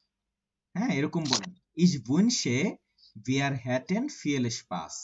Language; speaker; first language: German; non-native, fluent; Bangla